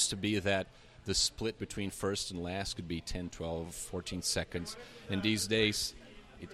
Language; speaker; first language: English; non-native, fluent; Portuguese